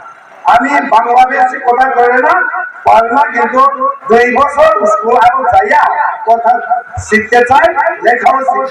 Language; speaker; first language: Bangla; non-native, learner; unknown